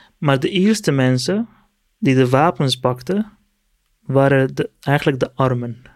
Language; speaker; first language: Dutch; non-native, fluent; Kurdish